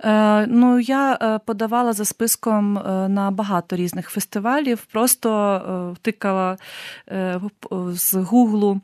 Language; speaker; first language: Ukrainian; native; Ukrainian